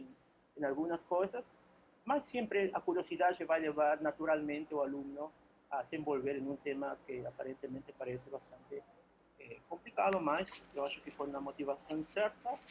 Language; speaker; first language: Portuguese; non-native, fluent; Spanish